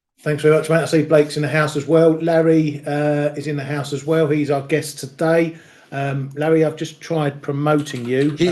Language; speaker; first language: English; native; English